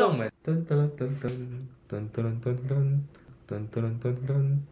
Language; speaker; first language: Chinese; native; Chinese